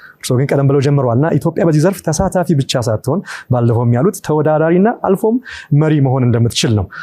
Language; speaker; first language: Amharic; native; Amharic